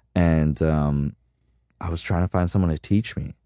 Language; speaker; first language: English; native; English